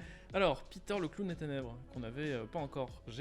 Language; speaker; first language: French; native; French